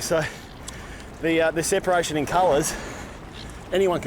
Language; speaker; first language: English; native; English